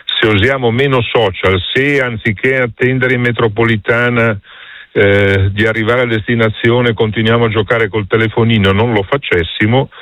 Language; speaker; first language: Italian; native; Italian